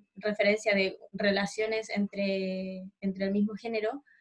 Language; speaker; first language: Spanish; native; Spanish